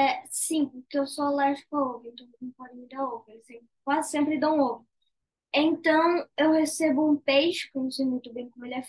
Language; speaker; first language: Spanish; early bilingual, heritage; Spanish